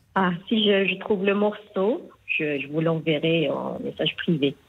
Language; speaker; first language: French; non-native, local second language; Arabic